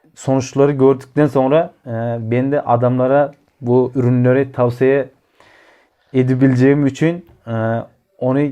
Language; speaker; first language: Turkish; non-native, learner; Turkmen